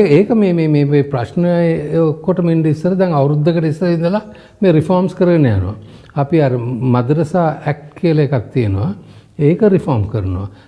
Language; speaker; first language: Sinhala; non-native, local second language; Tamil